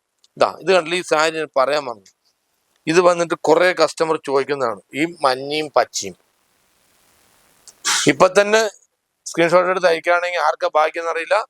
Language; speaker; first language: Malayalam; native; Malayalam